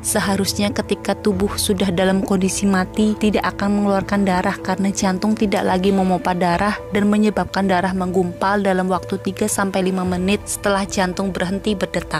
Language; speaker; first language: Indonesian; native; Indonesian